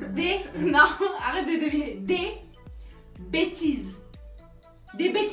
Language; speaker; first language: French; native; French